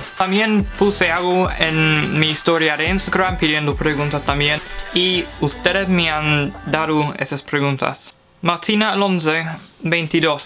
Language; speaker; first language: Spanish; non-native, fluent; English